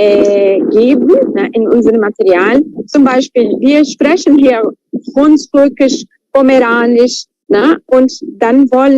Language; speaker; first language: German; non-native, fluent; Portuguese